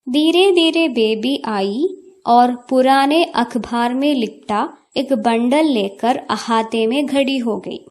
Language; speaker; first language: Hindi; non-native, local second language; Malayalam